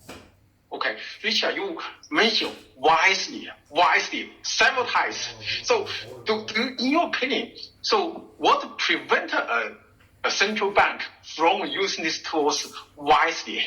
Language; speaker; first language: English; non-native, fluent; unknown